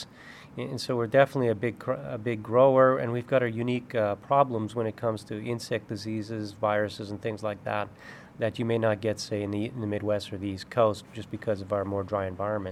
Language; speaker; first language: English; native; English